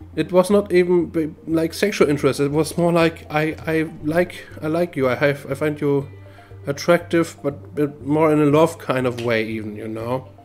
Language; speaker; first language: English; non-native, fluent; German